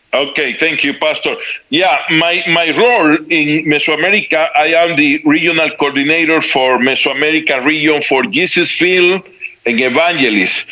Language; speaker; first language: English; non-native, learner; Spanish